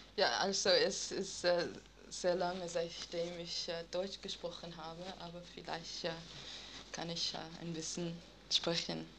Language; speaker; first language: German; non-native, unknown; English